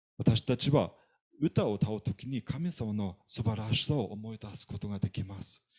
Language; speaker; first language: Japanese; non-native, fluent; German